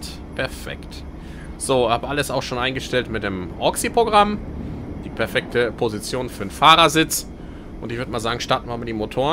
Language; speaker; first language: German; native; German